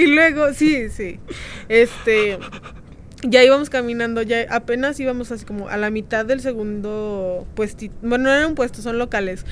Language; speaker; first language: Spanish; native; Spanish